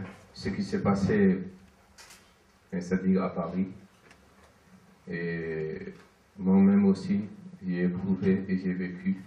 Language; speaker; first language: French; non-native, fluent; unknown